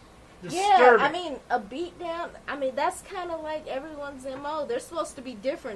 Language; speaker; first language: English; native; English